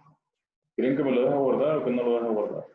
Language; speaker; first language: Spanish; native; Spanish